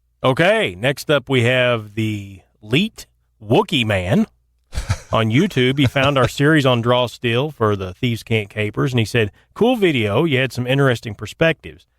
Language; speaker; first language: English; native; English